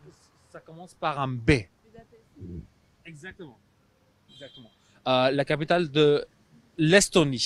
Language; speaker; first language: French; non-native, fluent; English